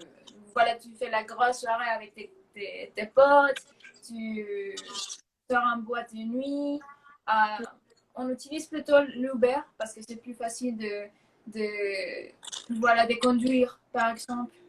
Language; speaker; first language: French; non-native, fluent; Spanish